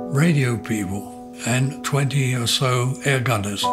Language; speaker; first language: English; native; English